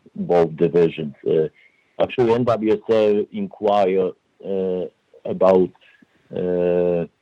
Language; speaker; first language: English; non-native, fluent; Polish